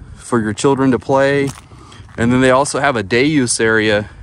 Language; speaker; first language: English; native; English